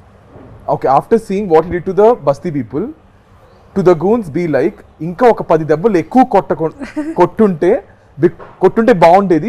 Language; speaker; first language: Telugu; native; Telugu